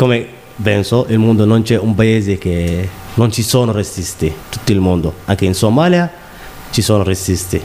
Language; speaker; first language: Italian; non-native, learner; Somali